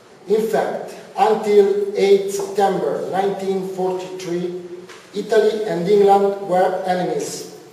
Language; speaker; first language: English; non-native, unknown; Italian